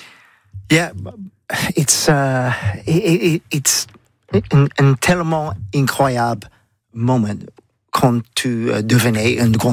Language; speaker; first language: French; non-native, learner; English